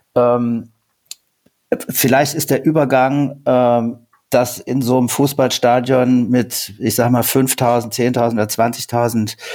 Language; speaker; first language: German; native; German